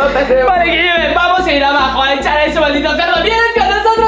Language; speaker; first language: Spanish; native; Spanish